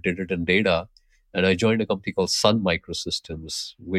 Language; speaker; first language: English; non-native, local second language; Hindi